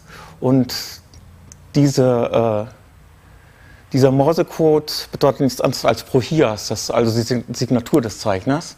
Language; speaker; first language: German; native; German